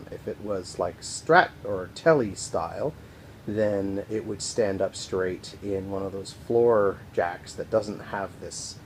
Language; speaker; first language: English; native; English